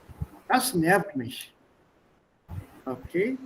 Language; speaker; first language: German; non-native, fluent; Hindi